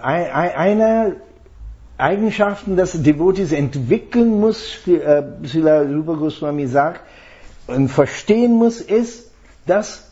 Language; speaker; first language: German; non-native, fluent; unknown